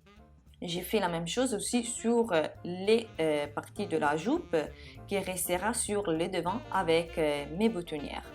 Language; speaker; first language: French; non-native, fluent; Italian